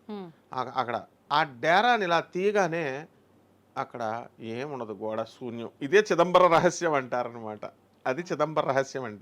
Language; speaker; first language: Telugu; native; Telugu